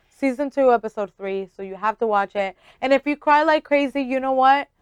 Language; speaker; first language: English; early bilingual, other home language; Spanish